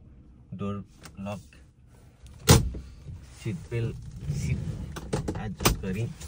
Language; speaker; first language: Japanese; non-native, learner; Nepali